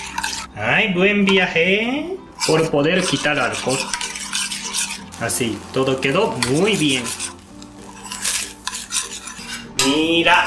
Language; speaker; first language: Spanish; non-native, learner; Japanese